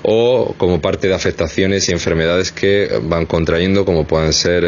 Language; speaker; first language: Spanish; native; Spanish